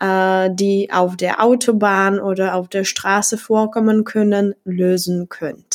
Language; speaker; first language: German; non-native, fluent; Czech